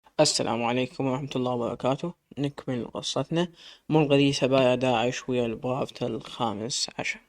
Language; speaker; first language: Arabic; native; Arabic